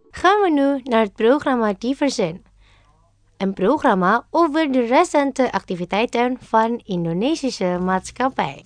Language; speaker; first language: Dutch; non-native, fluent; Indonesian